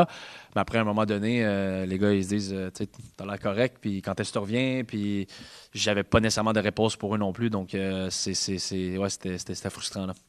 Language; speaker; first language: French; native; French